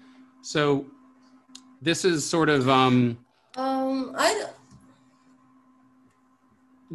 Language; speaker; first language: English; native; English